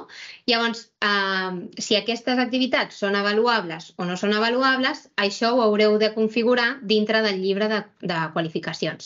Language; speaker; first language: Catalan; native; Catalan